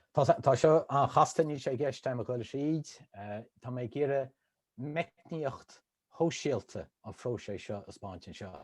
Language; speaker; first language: Irish; native; Irish